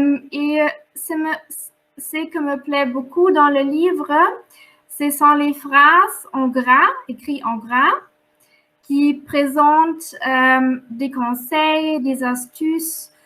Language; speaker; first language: French; non-native, fluent; German